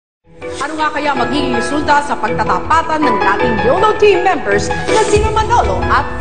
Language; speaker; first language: Filipino; native; Filipino